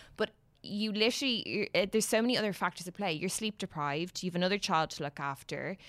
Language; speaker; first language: English; native; English